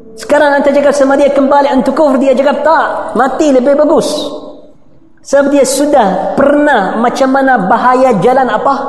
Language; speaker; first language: Malay; non-native, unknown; Arabic